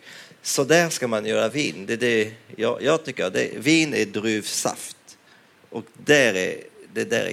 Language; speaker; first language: Swedish; non-native, fluent; French